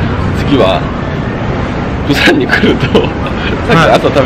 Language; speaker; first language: Japanese; non-native, fluent; Korean